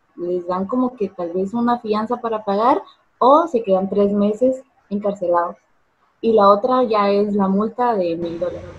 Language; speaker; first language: Spanish; native; Spanish